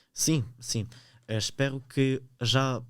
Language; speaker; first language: Portuguese; early bilingual, other home language; Ukrainian